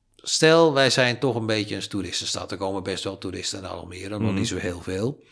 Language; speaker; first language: Dutch; native; Dutch